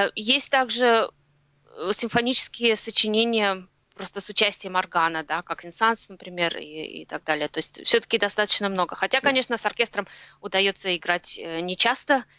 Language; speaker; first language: Russian; native; Russian